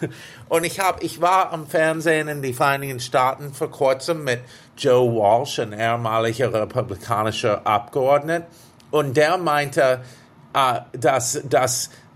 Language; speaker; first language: German; non-native, fluent; English